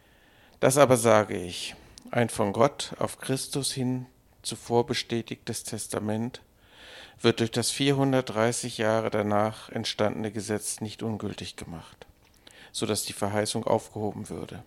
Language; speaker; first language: German; native; German